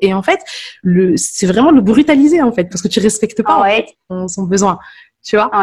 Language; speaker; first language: French; native; French